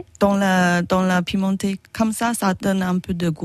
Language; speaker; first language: French; non-native, learner; Chinese